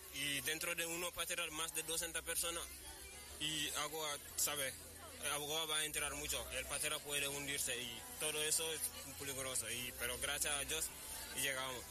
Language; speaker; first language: Spanish; non-native, learner; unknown